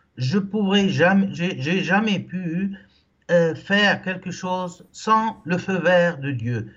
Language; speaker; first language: French; non-native, local second language; Arabic